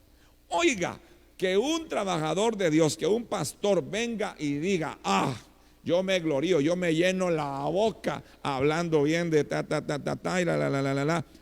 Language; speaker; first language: Spanish; native; Spanish